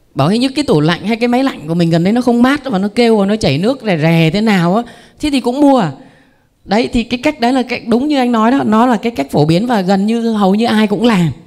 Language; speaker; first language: Vietnamese; native; Vietnamese